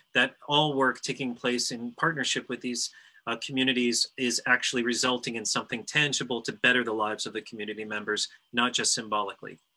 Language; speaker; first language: English; native; English